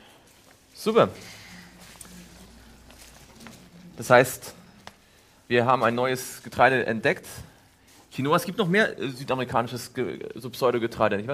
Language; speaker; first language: German; native; German